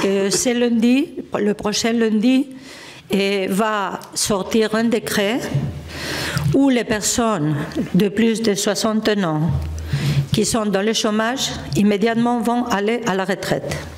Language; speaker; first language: French; non-native, fluent; Spanish